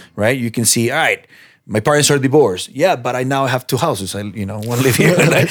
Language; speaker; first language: English; non-native, fluent; Spanish